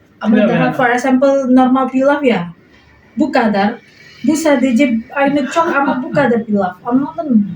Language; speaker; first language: Turkish; non-native, learner; Indonesian